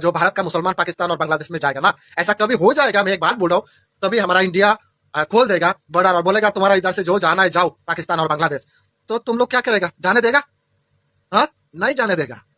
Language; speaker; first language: Hindi; non-native, local second language; Bangla